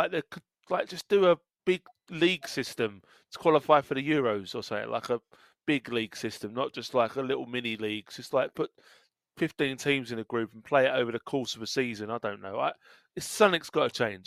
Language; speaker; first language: English; native; English